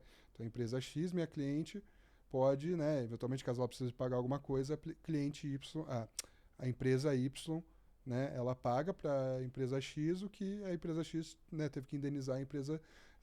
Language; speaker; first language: Portuguese; native; Portuguese